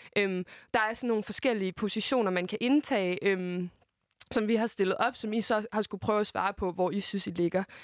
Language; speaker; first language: Danish; native; Danish